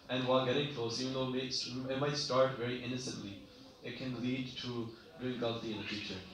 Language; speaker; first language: Punjabi; early bilingual, heritage; Punjabi